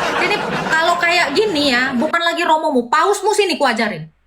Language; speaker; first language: Indonesian; native; Indonesian